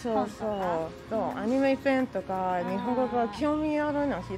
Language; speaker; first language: Japanese; non-native, learner; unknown